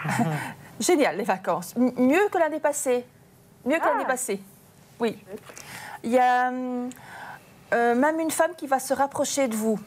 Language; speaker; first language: French; native; French